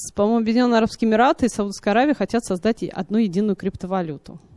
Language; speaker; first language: Russian; native; Russian